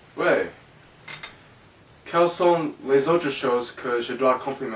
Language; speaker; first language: French; non-native, learner; English